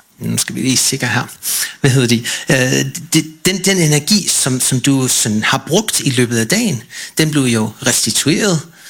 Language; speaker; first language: Danish; non-native, fluent; English